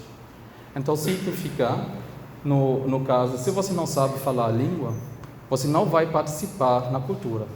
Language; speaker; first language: Portuguese; non-native, fluent; German